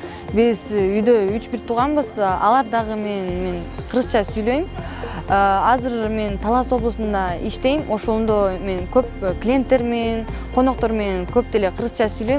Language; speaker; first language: Kyrgyz; non-native, local second language; Russian